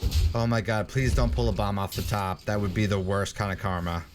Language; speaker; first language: English; native; English